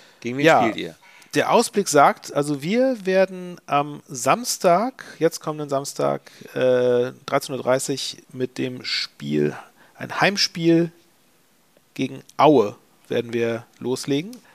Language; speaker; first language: German; native; German